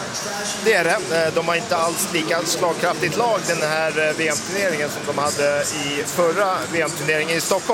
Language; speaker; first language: Swedish; native; Swedish